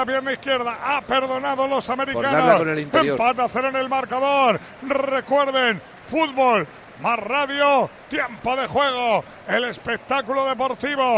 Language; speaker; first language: Spanish; native; Spanish